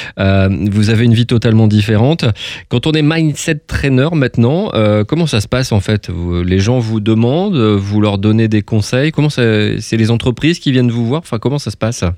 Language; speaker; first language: French; native; French